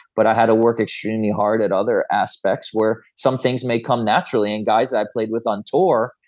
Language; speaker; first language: English; native; English